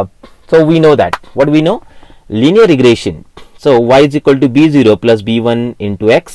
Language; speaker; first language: English; non-native, local second language; Marathi